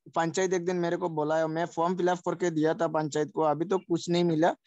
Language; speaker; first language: Hindi; non-native, local second language; Sylheti